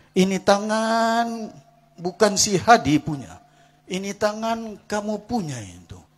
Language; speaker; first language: Malay; non-native, local second language; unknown